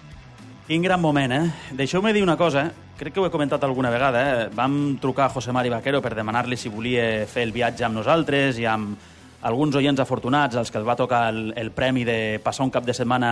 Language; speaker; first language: Catalan; native; Catalan